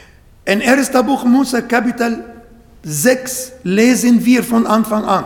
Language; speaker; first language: German; non-native, learner; Arabic